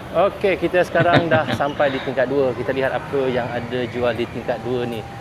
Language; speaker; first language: Malay; native; Malay